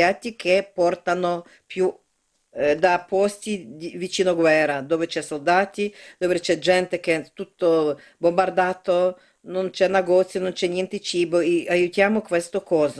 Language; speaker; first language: Italian; non-native, learner; Ukrainian